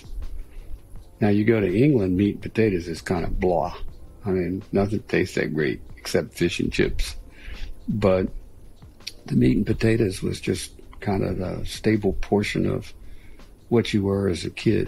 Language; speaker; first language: English; native; English